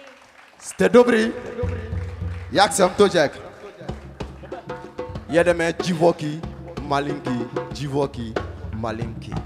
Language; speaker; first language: Czech; non-native, learner; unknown